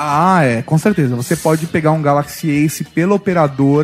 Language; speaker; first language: Portuguese; native; Portuguese